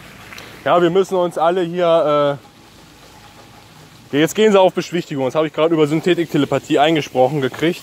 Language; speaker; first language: German; native; German